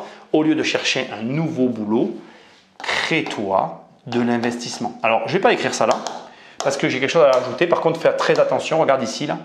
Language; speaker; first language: French; native; French